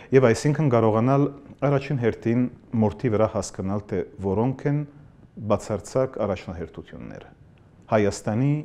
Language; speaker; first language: Armenian; early bilingual, heritage; Armenian